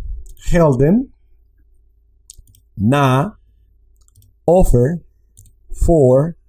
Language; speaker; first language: Dutch; non-native, learner; Spanish